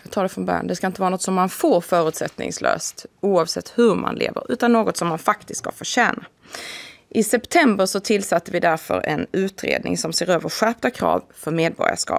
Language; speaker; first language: Swedish; native; Swedish